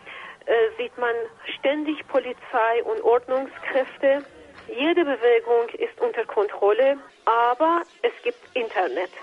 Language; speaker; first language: German; non-native, fluent; Persian